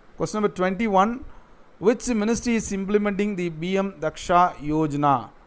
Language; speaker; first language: English; non-native, local second language; Tamil